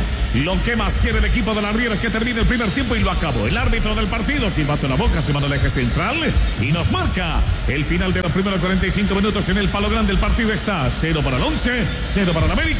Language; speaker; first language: Spanish; native; Spanish